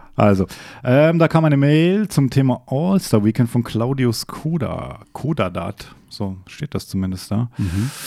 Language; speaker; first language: German; native; German